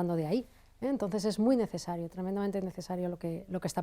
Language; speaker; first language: Spanish; native; Spanish